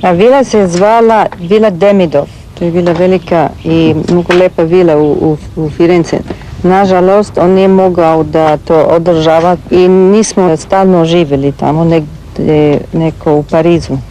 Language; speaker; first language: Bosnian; early bilingual, heritage; Bosnian